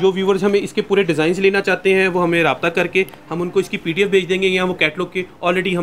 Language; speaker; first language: Urdu; native; Urdu